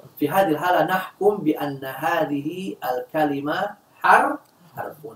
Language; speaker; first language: Arabic; non-native, fluent; Indonesian